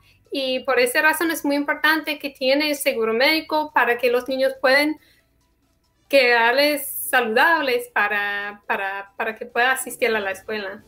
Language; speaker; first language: Spanish; non-native, fluent; English